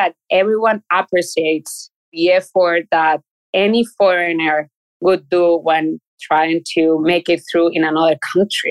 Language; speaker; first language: English; non-native, fluent; Spanish